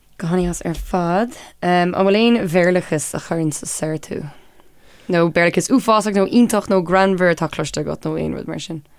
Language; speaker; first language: Irish; non-native, local second language; English